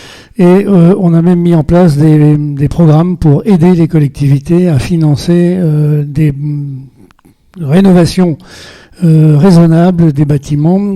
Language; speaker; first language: French; native; French